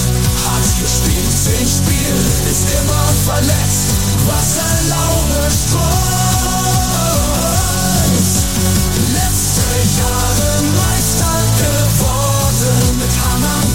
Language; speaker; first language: German; non-native, learner; Italian